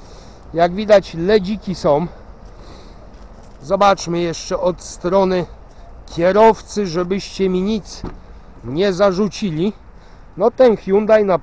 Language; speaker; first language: Polish; native; Polish